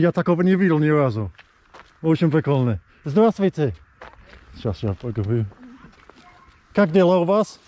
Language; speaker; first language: Russian; non-native, learner; English